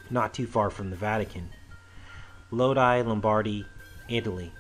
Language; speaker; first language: English; native; English